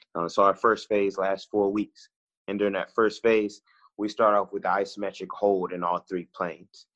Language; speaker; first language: English; native; English